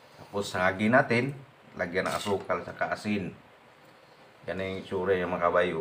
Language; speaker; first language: Filipino; non-native, local second language; Cebuano